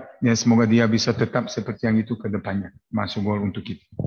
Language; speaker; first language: Indonesian; non-native, fluent; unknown